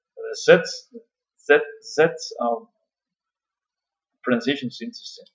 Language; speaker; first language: English; non-native, fluent; Spanish